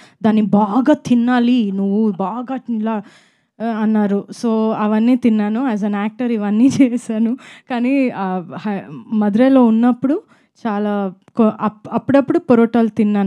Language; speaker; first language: Telugu; non-native, fluent; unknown